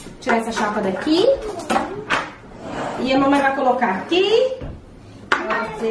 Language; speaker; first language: Portuguese; native; Portuguese